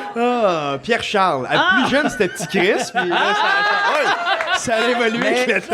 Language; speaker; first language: French; native; French